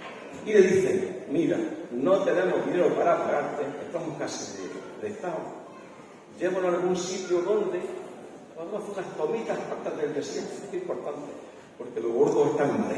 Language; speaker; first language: Spanish; native; Spanish